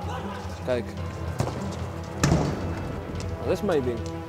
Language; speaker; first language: Dutch; native; Dutch